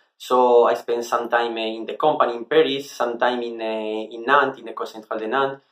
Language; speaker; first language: English; non-native, fluent; Italian